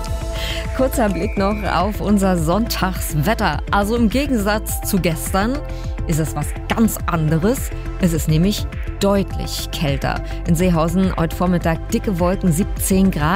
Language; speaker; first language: German; native; German